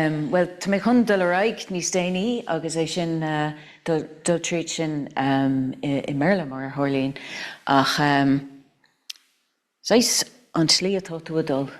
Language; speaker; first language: Irish; non-native, local second language; English